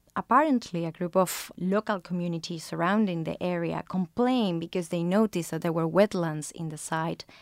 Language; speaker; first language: English; non-native, fluent; Spanish